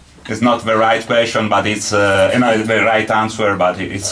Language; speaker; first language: English; non-native, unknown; Italian